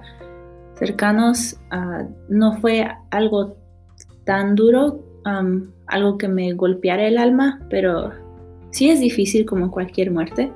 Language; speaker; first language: Spanish; early bilingual, heritage; Spanish